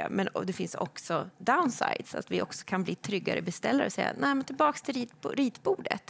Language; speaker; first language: Swedish; native; Swedish